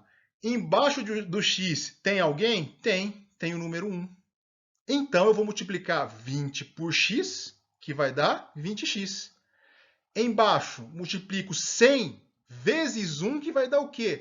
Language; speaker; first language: Portuguese; native; Portuguese